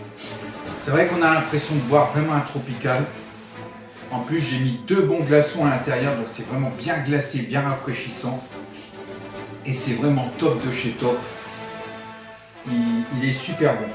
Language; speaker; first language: French; native; French